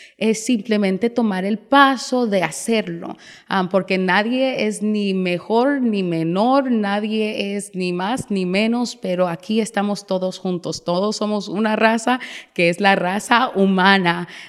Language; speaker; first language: Spanish; early bilingual, heritage; Spanish